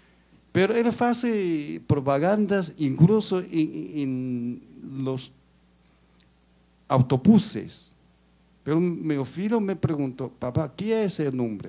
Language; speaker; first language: Portuguese; non-native, learner; Chinese